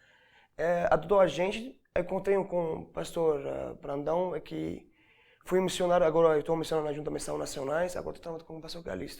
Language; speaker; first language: Portuguese; non-native, learner; Arabic